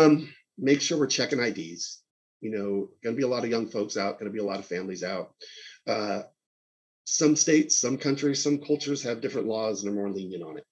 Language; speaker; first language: English; native; English